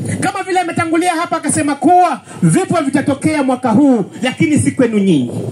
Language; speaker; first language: Swahili; non-native, local second language; Giryama